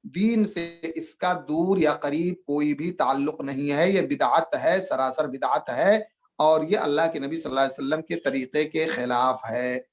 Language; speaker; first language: Urdu; native; Urdu